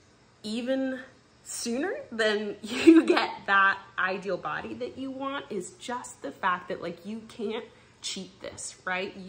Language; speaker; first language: English; native; English